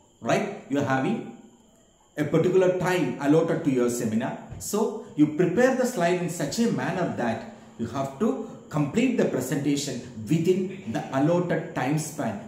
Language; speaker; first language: English; non-native, local second language; Malayalam